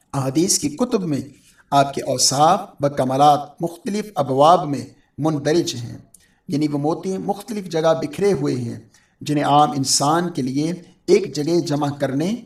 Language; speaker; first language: Urdu; native; Urdu